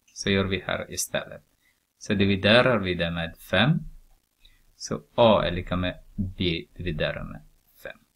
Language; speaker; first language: Swedish; non-native, fluent; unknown